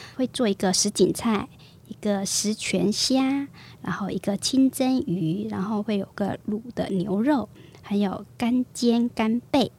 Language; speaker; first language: Chinese; native; Chinese